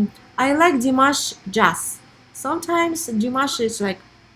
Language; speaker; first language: English; non-native, learner; Russian